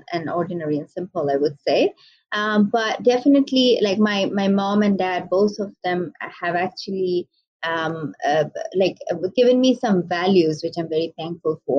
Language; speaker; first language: English; non-native, local second language; Bangla